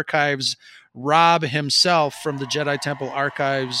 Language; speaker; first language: English; non-native, fluent; Spanish